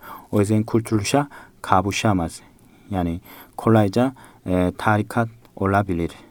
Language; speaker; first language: Turkish; non-native, fluent; Korean